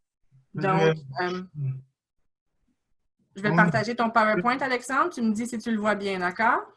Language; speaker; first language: French; native; French